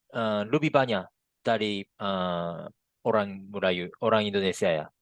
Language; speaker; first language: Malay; non-native, fluent; Japanese